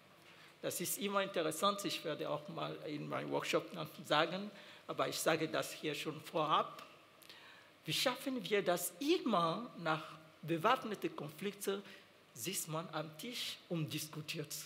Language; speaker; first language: German; non-native, fluent; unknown